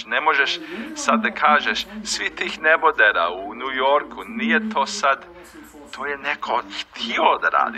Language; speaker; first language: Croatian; early bilingual, heritage; Croatian